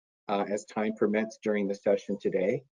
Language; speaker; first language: English; native; English